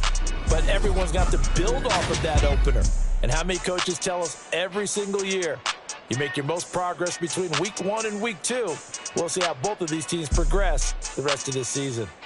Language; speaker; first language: English; native; English